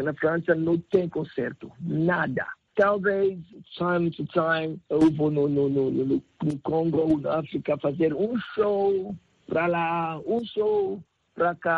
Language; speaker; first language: Portuguese; non-native, learner; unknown